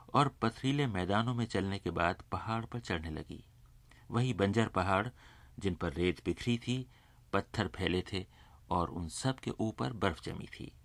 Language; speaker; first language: Urdu; native; Urdu